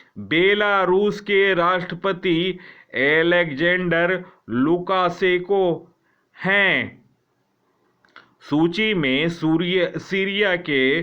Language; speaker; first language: Hindi; native; Hindi